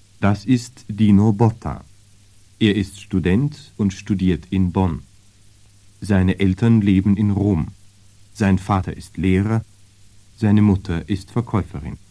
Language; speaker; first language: German; native; German